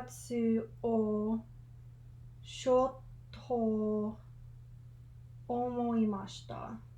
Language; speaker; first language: Japanese; non-native, learner; English